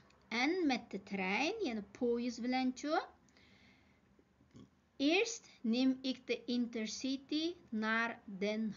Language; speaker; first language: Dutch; non-native, fluent; Uyghur